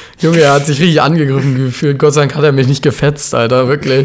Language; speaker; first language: German; native; German